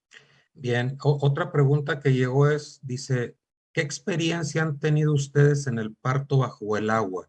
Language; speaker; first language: Spanish; native; Spanish